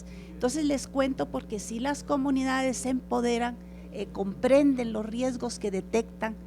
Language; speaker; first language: Spanish; native; Spanish